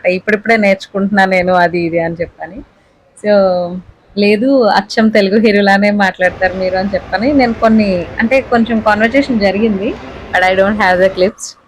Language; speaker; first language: Telugu; native; Telugu